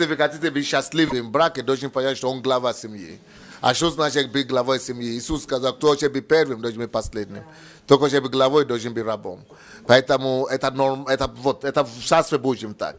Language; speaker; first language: Russian; non-native, learner; Yoruba